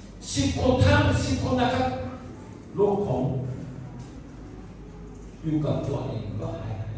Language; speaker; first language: Thai; non-native, local second language; Lahu